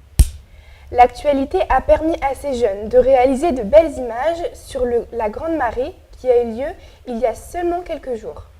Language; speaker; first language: French; native; French